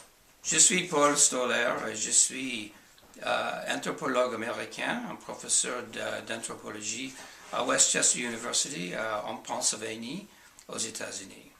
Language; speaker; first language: French; non-native, fluent; English